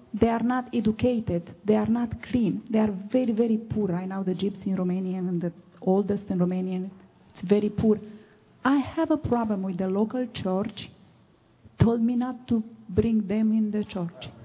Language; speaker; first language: English; non-native, learner; Romanian